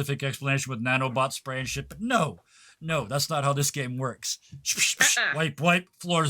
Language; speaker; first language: English; native; English